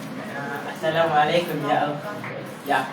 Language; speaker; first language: Arabic; non-native, learner; Malay